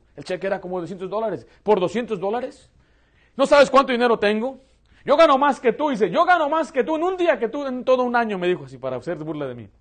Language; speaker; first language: Spanish; early bilingual, heritage; Spanish